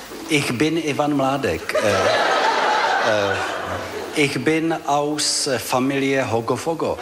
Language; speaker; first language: German; non-native, learner; Czech